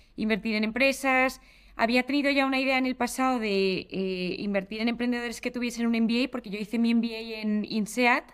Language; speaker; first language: Spanish; native; Spanish